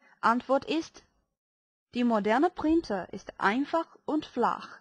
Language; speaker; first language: German; non-native, fluent; Chinese